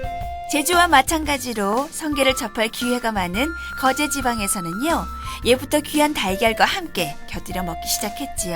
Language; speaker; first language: Korean; native; Korean